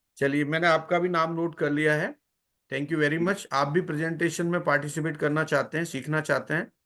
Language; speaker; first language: Hindi; native; Hindi